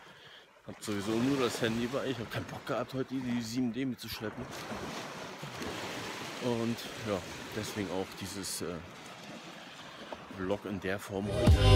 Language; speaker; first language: German; native; German